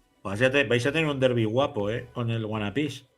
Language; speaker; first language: Spanish; native; Spanish